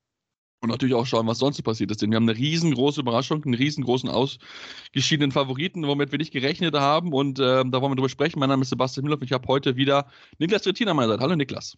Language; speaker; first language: German; native; German